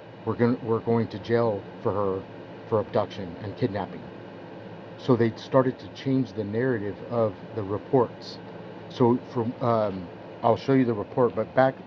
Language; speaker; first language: English; native; English